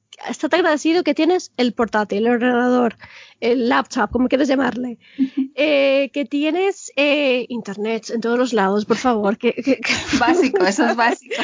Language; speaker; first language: Spanish; early bilingual, heritage; Spanish